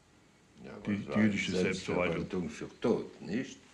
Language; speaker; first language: German; non-native, fluent; French